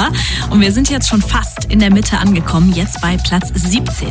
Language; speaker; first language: German; native; German